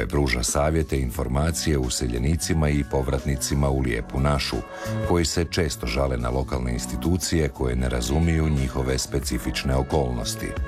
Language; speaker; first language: Serbian; native; Serbian